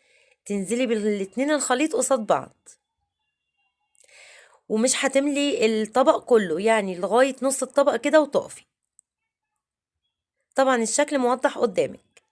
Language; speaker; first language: Arabic; native; Arabic